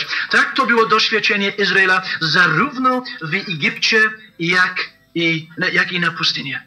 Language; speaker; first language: Polish; non-native, learner; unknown